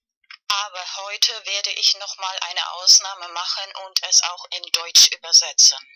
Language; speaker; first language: German; non-native, fluent; Spanish